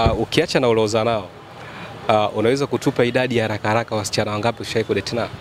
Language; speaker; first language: Swahili; native; Swahili